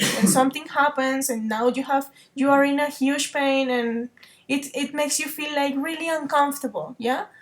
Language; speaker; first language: English; non-native, fluent; Spanish